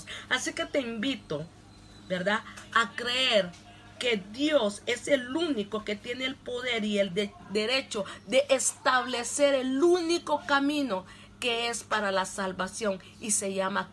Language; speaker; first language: Spanish; non-native, local second language; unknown